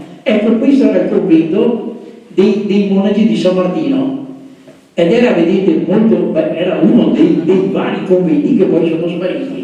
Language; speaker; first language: Italian; native; Italian